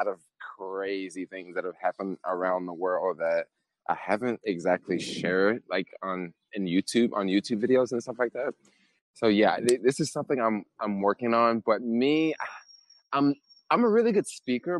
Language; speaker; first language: English; native; English